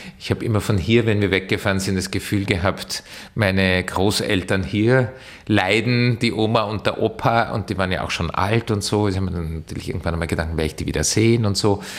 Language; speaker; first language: German; early bilingual, other home language; Turkish